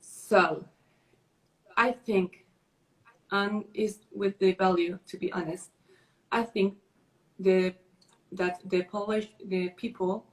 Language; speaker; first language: English; non-native, learner; Spanish